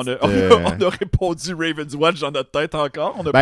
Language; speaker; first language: French; native; French